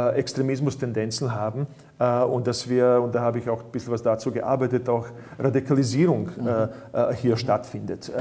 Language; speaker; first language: German; non-native, fluent; Bosnian